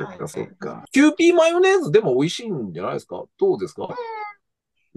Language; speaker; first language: Japanese; native; Japanese